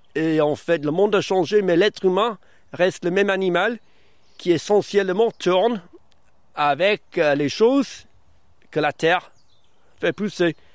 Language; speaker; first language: French; early bilingual, other home language; English